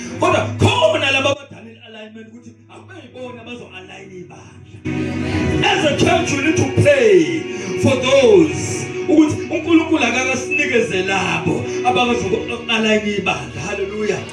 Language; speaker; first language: Zulu; native; Zulu